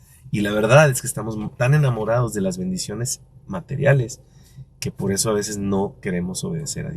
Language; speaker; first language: Spanish; native; Spanish